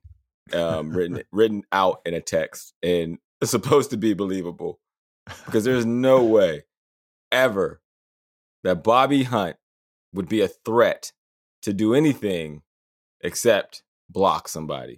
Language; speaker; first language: English; native; English